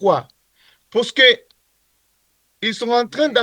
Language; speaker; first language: French; non-native, learner; Spanish